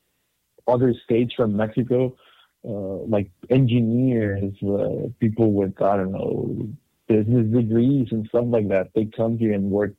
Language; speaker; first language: English; non-native, fluent; Spanish